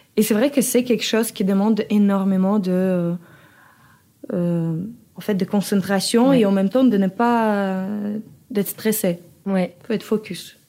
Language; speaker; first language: French; non-native, fluent; Kazakh